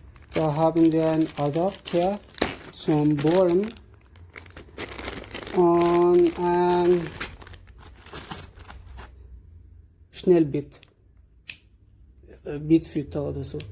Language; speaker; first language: German; non-native, fluent; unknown